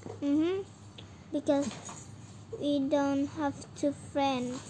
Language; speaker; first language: English; early bilingual, other home language; Indonesian